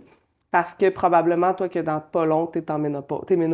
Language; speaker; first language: French; native; French